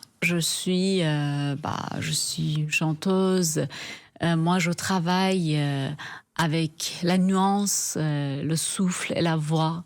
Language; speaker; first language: French; non-native, fluent; Persian